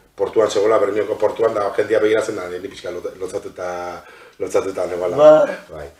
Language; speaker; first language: Basque; native; Basque